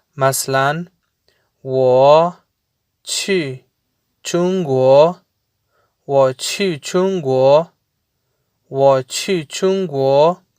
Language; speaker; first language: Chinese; non-native, learner; Urdu